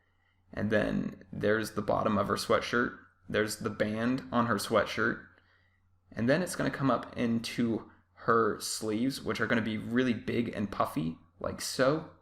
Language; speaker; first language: English; native; English